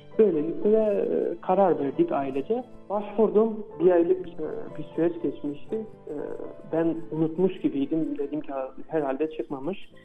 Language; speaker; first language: Turkish; non-native, fluent; Albanian